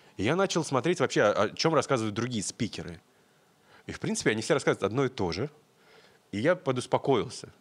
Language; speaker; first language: Russian; native; Russian